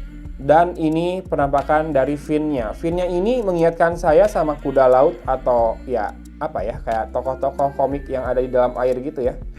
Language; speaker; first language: Indonesian; native; Indonesian